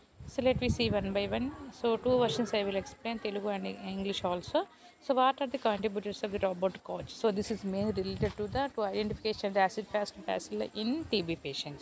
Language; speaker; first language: English; non-native, local second language; Telugu